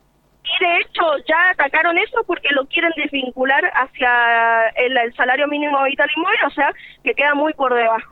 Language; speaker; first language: Spanish; native; Spanish